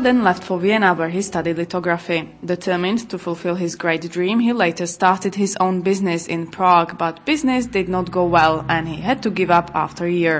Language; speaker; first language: English; non-native, fluent; Czech